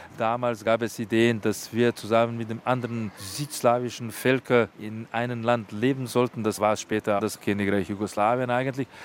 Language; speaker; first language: German; non-native, fluent; Slovenian